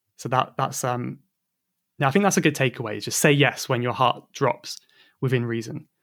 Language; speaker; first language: English; native; English